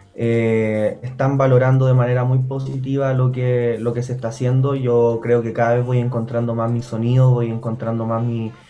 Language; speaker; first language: Spanish; native; Spanish